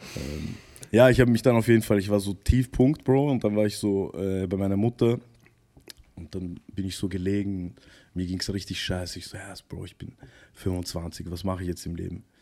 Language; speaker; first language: German; early bilingual, other home language; Arabic